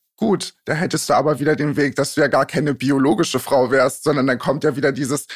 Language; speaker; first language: German; native; German